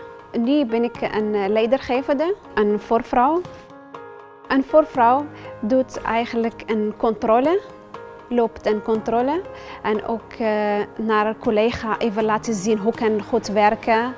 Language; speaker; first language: Dutch; non-native, learner; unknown